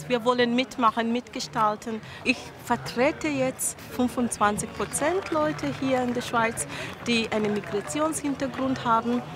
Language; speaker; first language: German; non-native, fluent; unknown